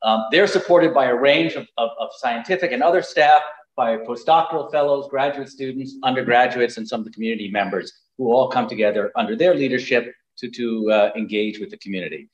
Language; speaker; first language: English; native; English